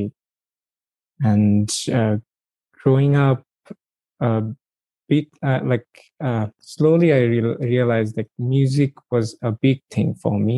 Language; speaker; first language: English; non-native, local second language; Bangla